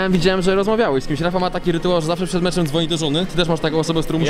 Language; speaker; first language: Polish; native; Polish